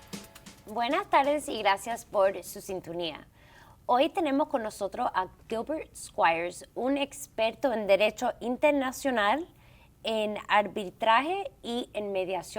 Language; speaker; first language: Spanish; early bilingual, heritage; English